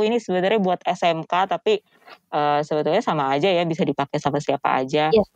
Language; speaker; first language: Indonesian; native; Indonesian